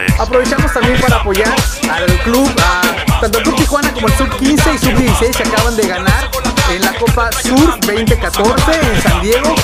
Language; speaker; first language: Spanish; native; Spanish